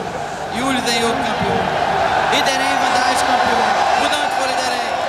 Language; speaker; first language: Dutch; non-native, learner; Portuguese